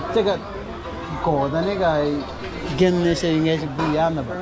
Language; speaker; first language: Chinese; non-native, fluent; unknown